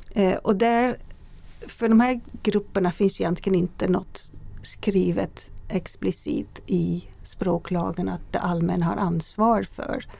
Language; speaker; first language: Swedish; native; Swedish